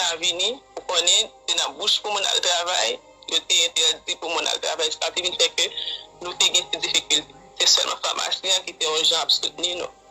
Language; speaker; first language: Haitian Creole; native; Haitian Creole